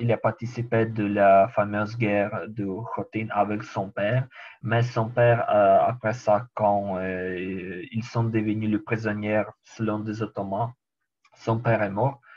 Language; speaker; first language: French; non-native, learner; Ukrainian